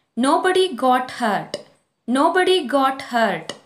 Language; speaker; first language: English; non-native, local second language; Kannada